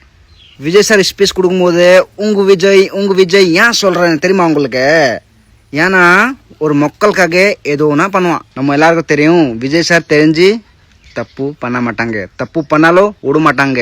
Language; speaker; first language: Tamil; non-native, learner; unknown